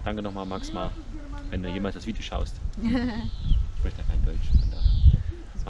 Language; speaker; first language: German; native; German